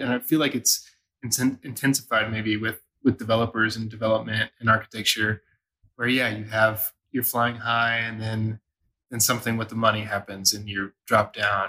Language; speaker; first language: English; native; English